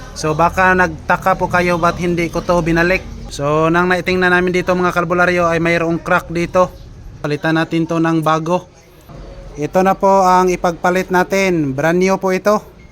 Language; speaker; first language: Filipino; non-native, local second language; Cebuano